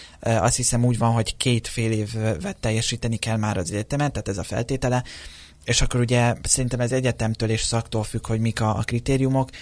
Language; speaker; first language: Hungarian; native; Hungarian